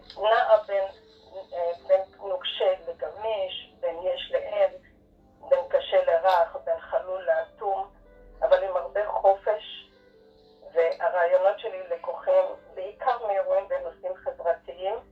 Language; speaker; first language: Hebrew; early bilingual, other home language; Arabic